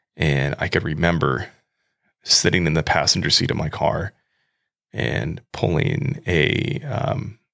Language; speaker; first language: English; native; English